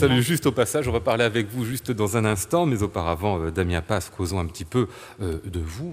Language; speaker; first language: French; native; French